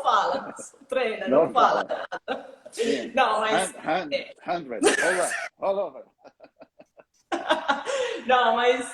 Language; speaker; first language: Portuguese; non-native, fluent; Spanish